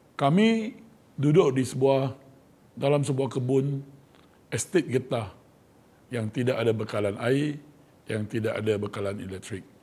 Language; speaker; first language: Malay; non-native, local second language; Chinese